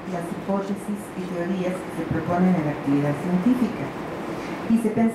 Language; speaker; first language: Spanish; native; Spanish